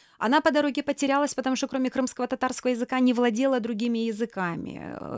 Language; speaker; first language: Russian; non-native, local second language; Crimean Tatar